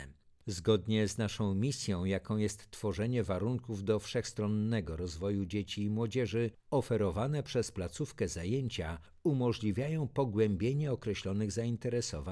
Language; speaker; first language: Polish; native; Polish